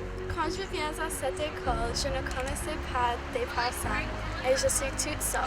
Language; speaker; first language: French; non-native, learner; English